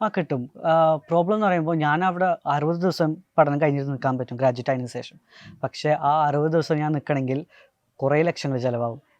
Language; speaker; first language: Malayalam; non-native, local second language; Tamil